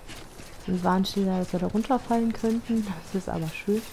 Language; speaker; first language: German; native; German